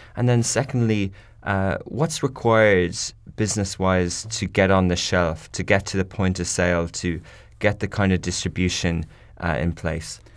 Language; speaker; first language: English; native; English